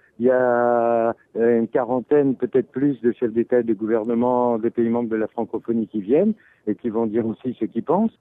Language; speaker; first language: French; native; French